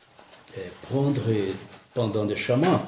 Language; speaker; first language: French; non-native, learner; Portuguese